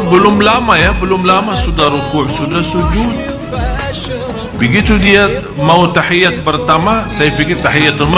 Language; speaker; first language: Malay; non-native, fluent; Arabic